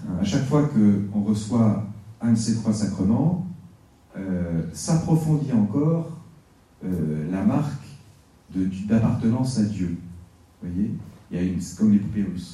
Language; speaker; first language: French; native; French